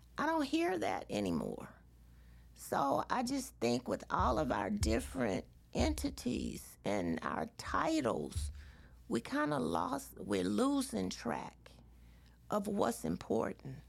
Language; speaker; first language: English; native; English